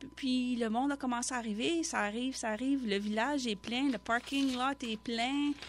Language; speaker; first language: French; native; French